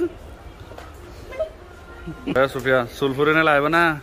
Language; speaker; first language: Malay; non-native, learner; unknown